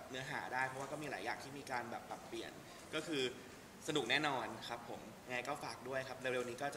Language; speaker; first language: Thai; native; Thai